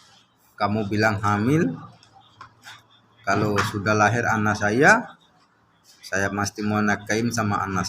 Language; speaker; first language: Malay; non-native, learner; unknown